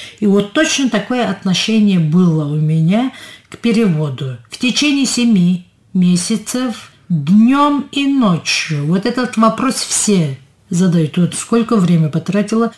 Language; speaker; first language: Russian; non-native, local second language; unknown